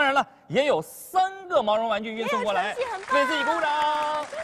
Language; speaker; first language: Chinese; native; Chinese